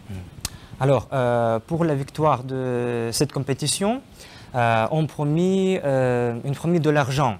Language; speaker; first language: French; non-native, fluent; Ukrainian